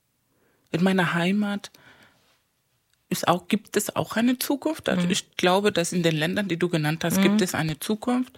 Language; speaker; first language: German; non-native, fluent; Spanish